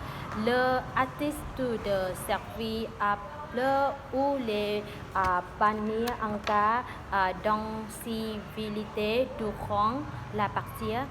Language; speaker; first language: French; non-native, learner; Vietnamese